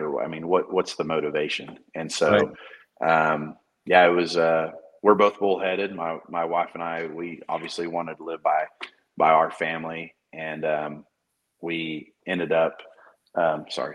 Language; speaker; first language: English; native; English